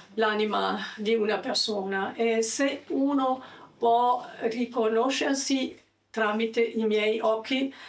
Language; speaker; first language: Italian; non-native, learner; German